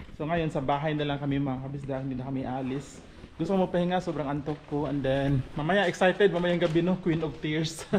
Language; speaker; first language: Filipino; non-native, local second language; Cebuano